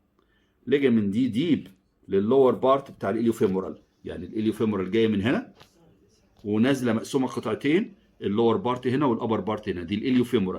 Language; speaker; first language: Arabic; native; Arabic